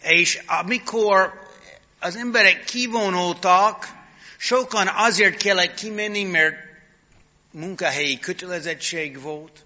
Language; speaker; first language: Hungarian; non-native, fluent; English